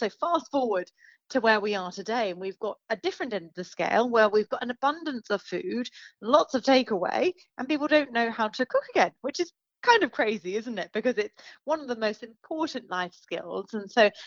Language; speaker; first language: English; native; English